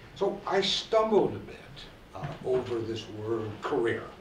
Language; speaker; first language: English; native; English